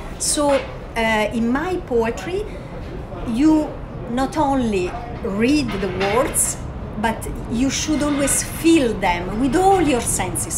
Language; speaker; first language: English; non-native, fluent; Italian